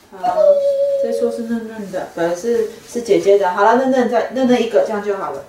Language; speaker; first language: Chinese; native; Chinese